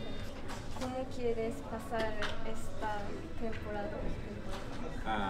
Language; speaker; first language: Spanish; non-native, learner; Japanese